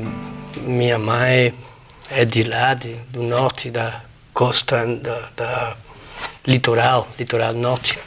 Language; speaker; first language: Portuguese; non-native, fluent; Spanish